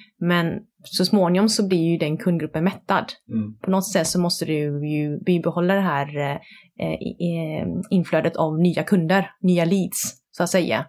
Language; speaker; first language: Swedish; early bilingual, other home language; Vietnamese